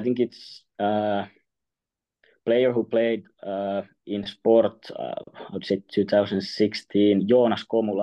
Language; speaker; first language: English; non-native, fluent; Finnish